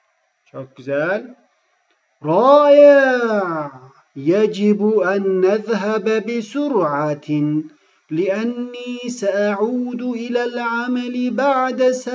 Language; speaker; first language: Arabic; non-native, fluent; Turkish